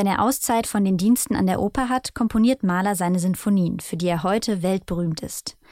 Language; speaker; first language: German; native; German